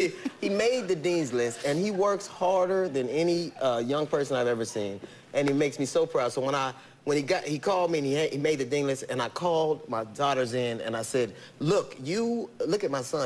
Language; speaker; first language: English; native; English